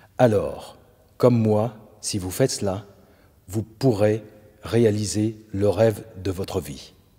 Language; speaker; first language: French; native; French